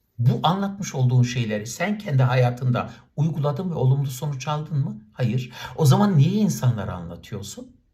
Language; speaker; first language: Turkish; native; Turkish